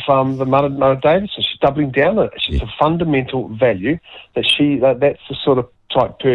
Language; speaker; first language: English; native; English